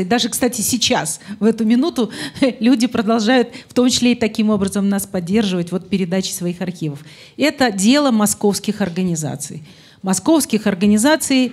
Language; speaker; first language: Russian; native; Russian